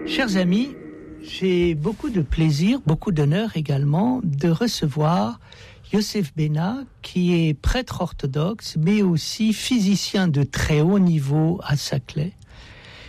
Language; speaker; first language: French; native; French